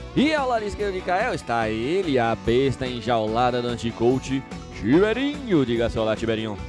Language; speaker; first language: Portuguese; native; Portuguese